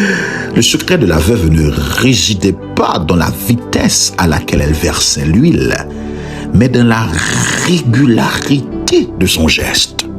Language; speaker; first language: French; non-native, local second language; Haitian Creole